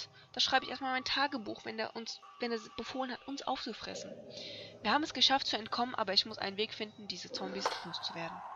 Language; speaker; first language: German; native; German